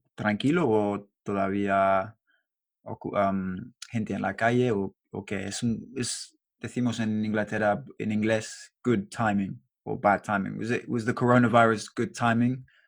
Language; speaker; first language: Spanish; non-native, learner; English